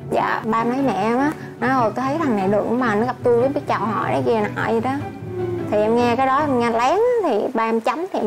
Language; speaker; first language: Vietnamese; early bilingual, heritage; Vietnamese